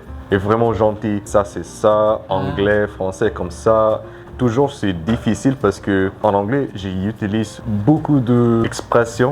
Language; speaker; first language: French; non-native, learner; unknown